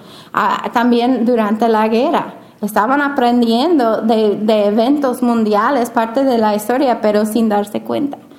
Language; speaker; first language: Spanish; non-native, fluent; English